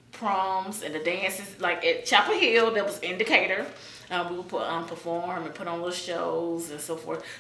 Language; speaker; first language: English; native; English